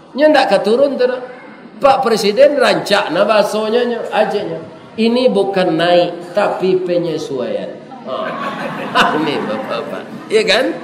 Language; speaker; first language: Malay; non-native, local second language; Minangkabau